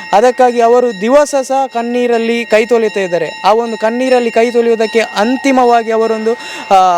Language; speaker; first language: Kannada; native; Kannada